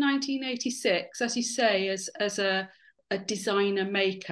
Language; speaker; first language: English; native; English